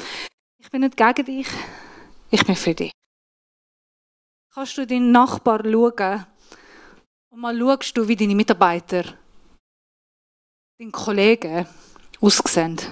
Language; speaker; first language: German; non-native, fluent; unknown